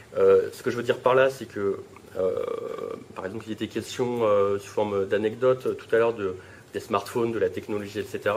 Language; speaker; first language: French; native; French